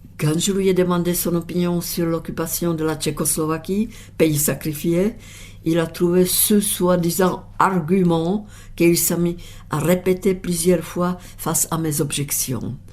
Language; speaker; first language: French; non-native, fluent; Czech